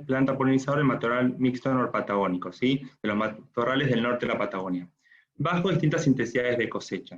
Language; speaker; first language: Spanish; native; Spanish